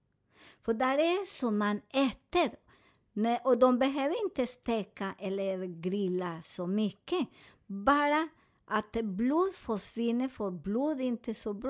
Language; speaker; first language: Swedish; non-native, learner; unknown